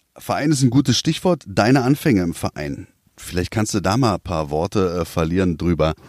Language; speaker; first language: German; native; German